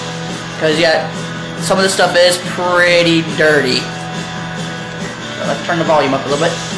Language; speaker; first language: English; native; English